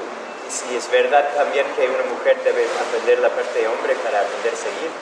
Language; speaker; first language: Spanish; non-native, fluent; English